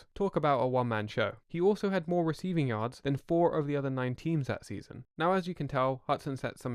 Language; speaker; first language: English; native; English